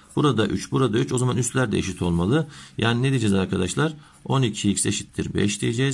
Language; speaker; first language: Turkish; native; Turkish